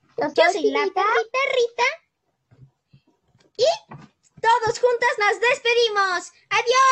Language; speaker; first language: Spanish; native; Spanish